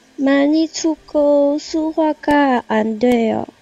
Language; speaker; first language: Korean; non-native, learner; Chinese